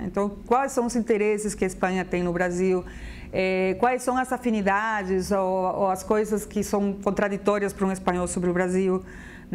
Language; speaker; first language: Portuguese; non-native, fluent; Spanish